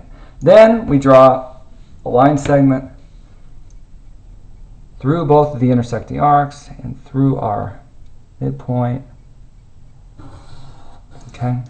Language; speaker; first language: English; native; English